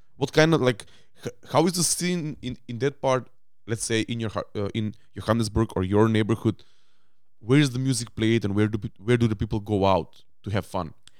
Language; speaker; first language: English; non-native, fluent; Macedonian